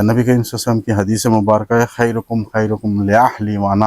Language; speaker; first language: Urdu; native; Urdu